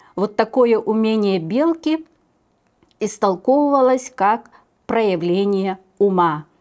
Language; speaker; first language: Russian; non-native, local second language; Yakut